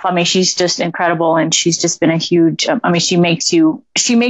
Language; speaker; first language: English; native; English